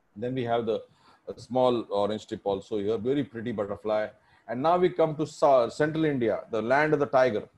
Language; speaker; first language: English; non-native, local second language; Marathi